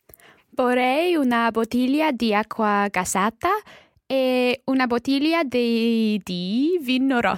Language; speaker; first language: Italian; non-native, learner; English